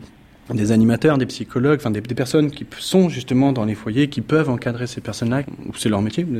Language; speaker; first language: French; native; French